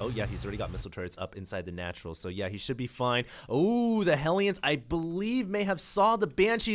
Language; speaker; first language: English; native; English